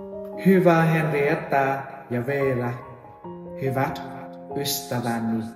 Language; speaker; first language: Finnish; non-native, learner; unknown